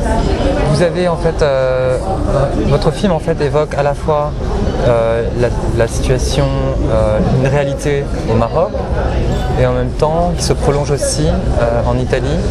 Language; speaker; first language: French; native; French